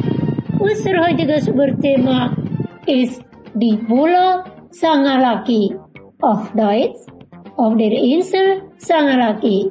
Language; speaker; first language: German; non-native, learner; Indonesian